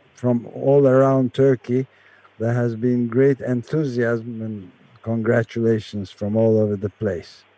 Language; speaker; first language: English; non-native, fluent; Turkish